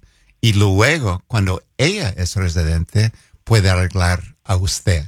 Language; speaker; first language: Spanish; non-native, fluent; English